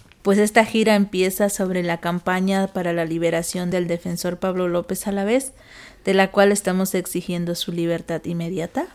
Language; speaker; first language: Spanish; native; Spanish